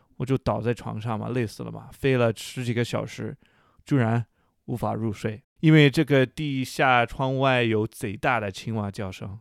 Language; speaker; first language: Chinese; non-native, fluent; English